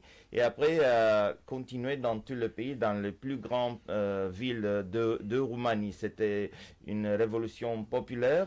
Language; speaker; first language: French; non-native, fluent; Romanian